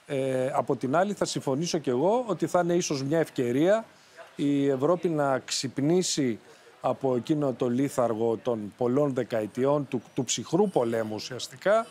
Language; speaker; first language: Greek; native; Greek